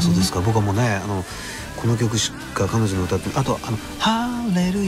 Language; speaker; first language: Japanese; native; Japanese